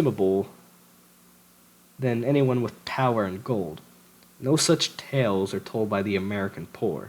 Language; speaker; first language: English; native; English